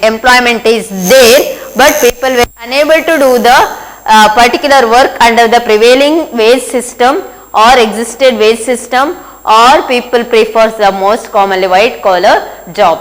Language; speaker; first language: English; non-native, local second language; Kannada